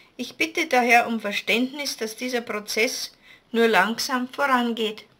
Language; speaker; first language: German; native; German